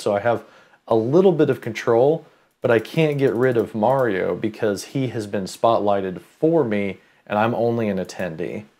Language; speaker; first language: English; native; English